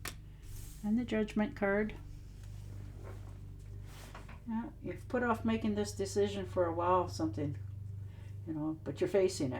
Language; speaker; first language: English; native; English